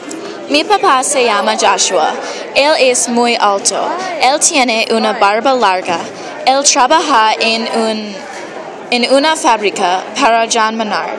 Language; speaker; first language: Spanish; non-native, learner; English